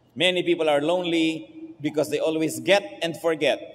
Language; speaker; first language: English; non-native, local second language; Filipino